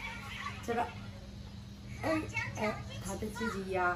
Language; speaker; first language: Chinese; non-native, learner; Nepali